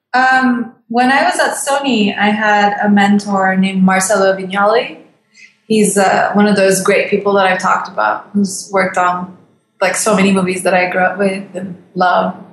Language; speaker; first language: English; non-native, fluent; Turkish